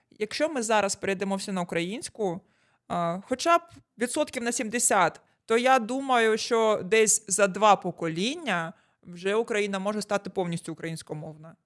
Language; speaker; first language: Ukrainian; non-native, local second language; Russian